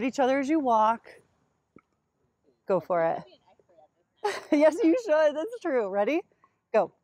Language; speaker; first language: English; native; English